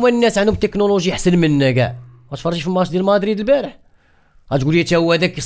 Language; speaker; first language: Arabic; native; Arabic